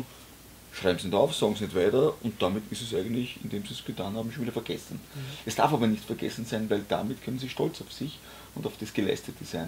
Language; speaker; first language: German; native; German